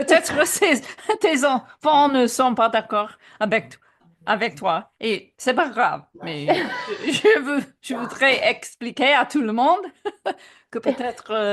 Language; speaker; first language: French; non-native, fluent; English